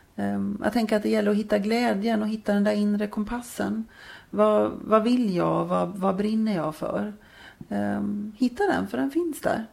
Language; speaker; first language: Swedish; native; Swedish